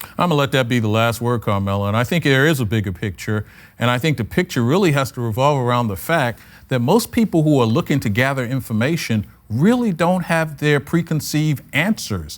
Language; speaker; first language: English; native; English